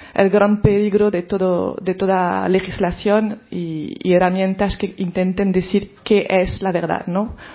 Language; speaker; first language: Spanish; non-native, fluent; French